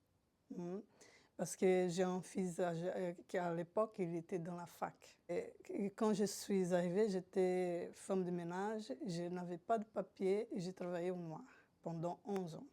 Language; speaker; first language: French; non-native, fluent; Portuguese